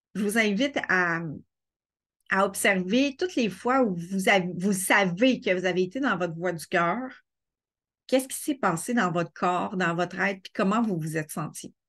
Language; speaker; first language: French; native; French